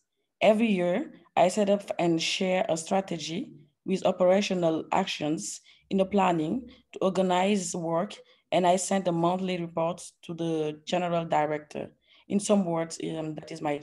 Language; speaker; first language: English; non-native, learner; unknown